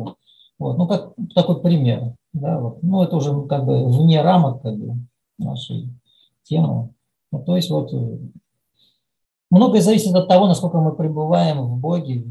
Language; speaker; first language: Russian; native; Russian